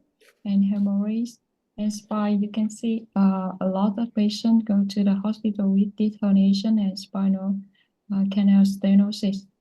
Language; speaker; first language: English; non-native, learner; Vietnamese